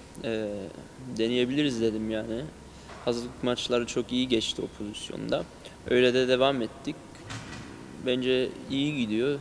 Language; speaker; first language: Turkish; early bilingual, heritage; Turkish